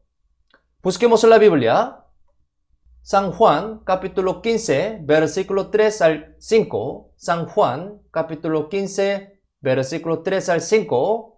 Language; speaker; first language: Spanish; non-native, fluent; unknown